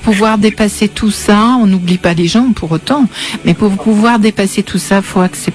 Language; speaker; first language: French; native; French